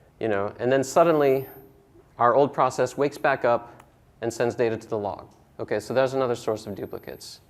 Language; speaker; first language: English; native; English